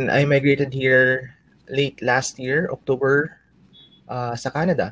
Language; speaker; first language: English; non-native, local second language; Aklanon